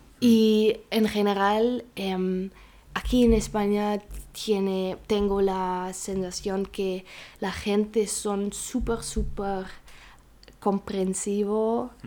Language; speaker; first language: Spanish; non-native, learner; German